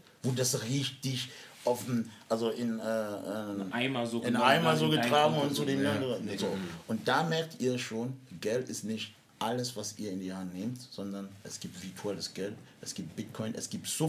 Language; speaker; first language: German; non-native, fluent; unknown